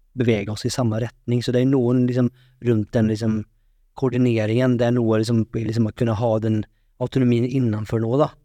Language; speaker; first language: Swedish; non-native, fluent; Norwegian